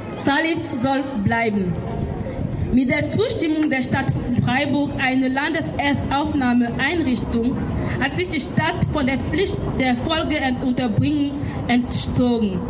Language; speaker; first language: German; non-native, learner; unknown